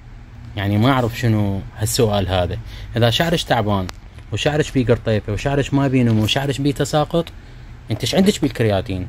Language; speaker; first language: Arabic; native; Arabic